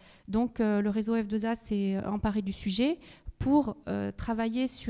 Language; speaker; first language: French; native; French